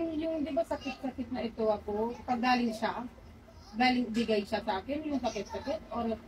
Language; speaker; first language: Filipino; non-native, learner; Punjabi